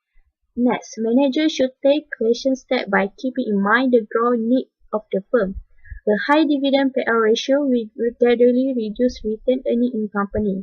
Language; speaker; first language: English; non-native, learner; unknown